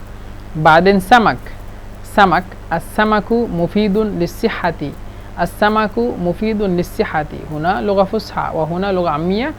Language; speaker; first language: Egyptian Arabic; non-native, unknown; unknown